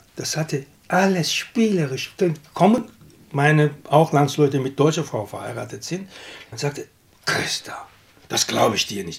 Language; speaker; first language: German; non-native, fluent; Turkish